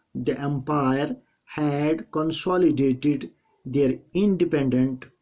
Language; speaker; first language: English; non-native, local second language; Hindi